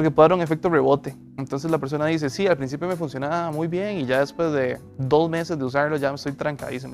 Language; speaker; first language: Spanish; native; Spanish